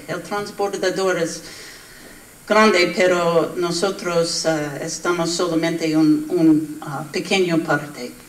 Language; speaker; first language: Spanish; non-native, learner; English